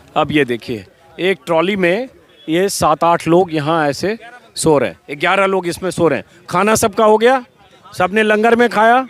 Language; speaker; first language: Hindi; native; Hindi